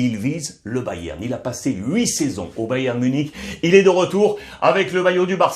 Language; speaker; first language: French; native; French